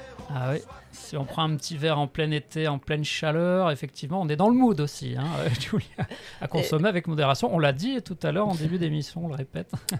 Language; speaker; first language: French; native; French